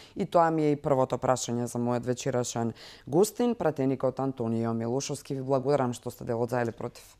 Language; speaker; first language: Macedonian; native; Macedonian